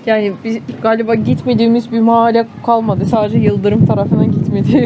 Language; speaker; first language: Turkish; non-native, fluent; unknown